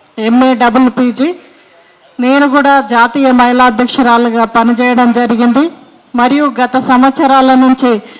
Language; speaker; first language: Telugu; native; Telugu